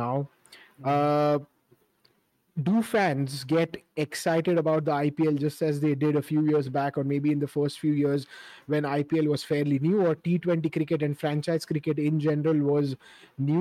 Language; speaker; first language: English; non-native, local second language; Hindi